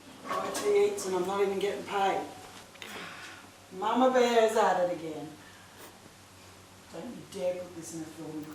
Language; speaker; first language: English; native; English